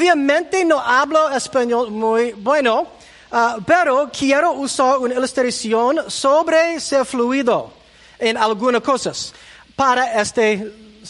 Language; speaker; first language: Spanish; non-native, learner; English